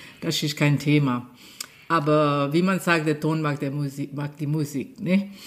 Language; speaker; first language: German; non-native, fluent; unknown